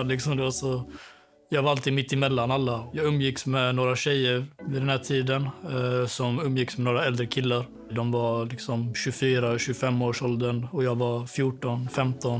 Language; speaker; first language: Swedish; native; Swedish